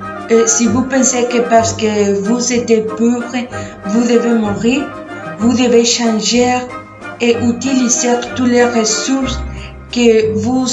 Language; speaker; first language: French; non-native, learner; Spanish